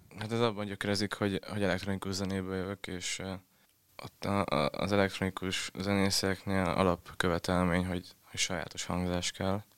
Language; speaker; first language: Hungarian; native; Hungarian